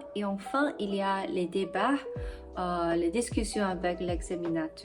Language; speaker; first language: French; non-native, fluent; English